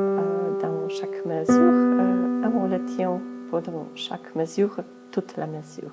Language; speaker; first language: French; non-native, fluent; Polish